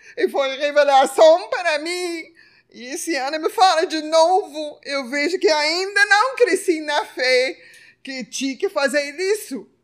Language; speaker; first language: Portuguese; non-native, fluent; Spanish